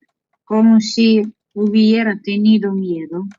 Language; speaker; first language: Spanish; non-native, learner; Russian